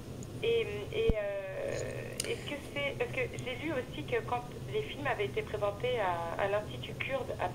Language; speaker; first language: French; native; French